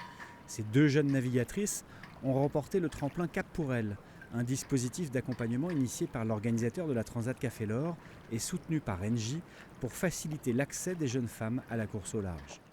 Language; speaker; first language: French; native; French